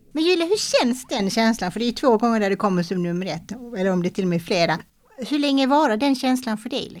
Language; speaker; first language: Swedish; native; Swedish